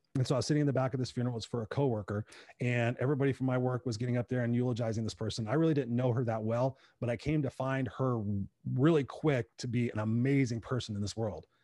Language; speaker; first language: English; native; English